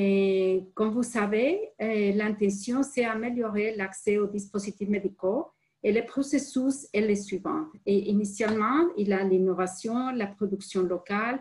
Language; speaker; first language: French; non-native, fluent; Spanish